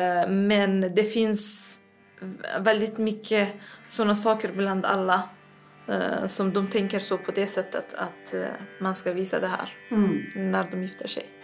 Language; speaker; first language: Swedish; non-native, fluent; Persian